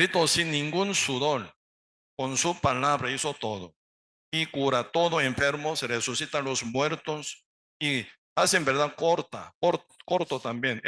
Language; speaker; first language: Spanish; non-native, learner; Korean